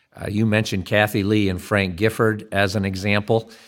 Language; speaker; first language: English; native; English